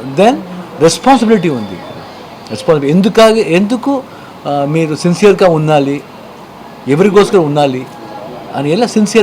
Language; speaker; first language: Telugu; non-native, learner; Kannada